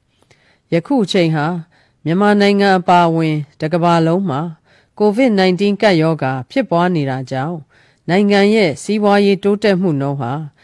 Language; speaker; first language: Burmese; native; Burmese